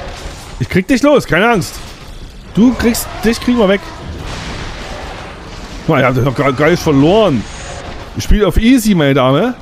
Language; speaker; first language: German; native; German